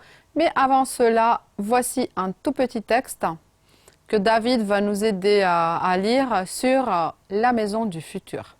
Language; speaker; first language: French; non-native, fluent; Romanian